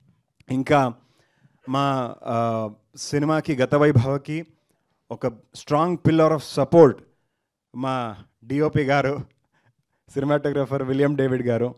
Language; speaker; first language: Telugu; non-native, learner; Kannada